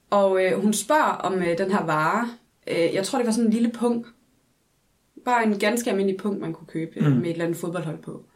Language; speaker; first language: Danish; early bilingual, other home language; English